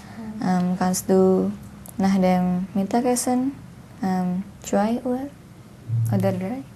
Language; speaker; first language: German; non-native, learner; Indonesian